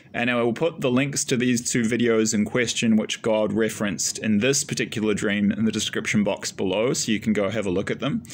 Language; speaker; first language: English; native; English